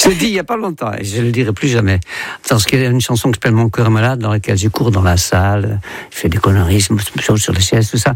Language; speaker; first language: French; non-native, fluent; Dutch